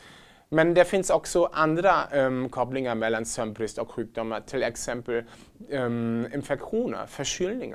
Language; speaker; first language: Swedish; non-native, fluent; German